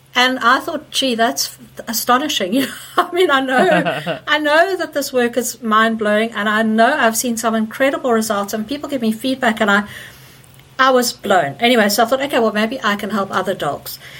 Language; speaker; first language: English; native; English